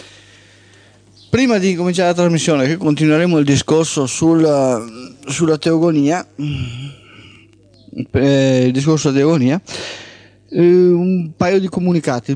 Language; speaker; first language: Italian; native; Italian